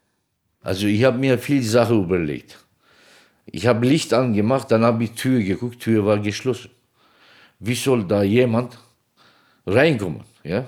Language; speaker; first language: German; non-native, learner; Turkish